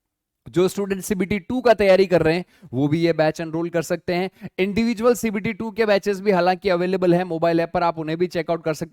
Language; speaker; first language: Hindi; native; Hindi